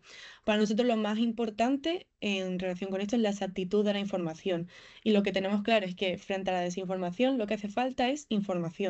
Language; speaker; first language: Spanish; native; Spanish